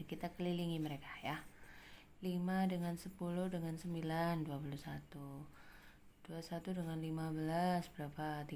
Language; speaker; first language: Indonesian; native; Indonesian